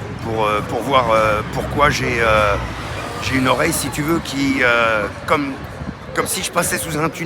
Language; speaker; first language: French; native; French